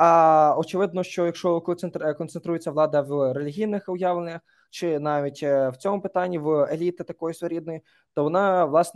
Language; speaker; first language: Ukrainian; native; Ukrainian